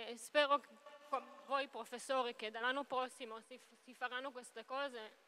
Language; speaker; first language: Italian; non-native, fluent; Hebrew